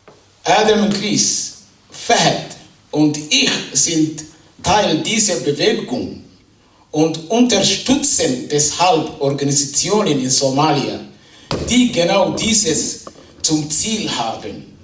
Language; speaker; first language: German; non-native, fluent; Somali